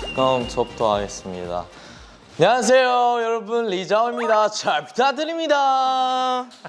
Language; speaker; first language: Korean; non-native, fluent; Chinese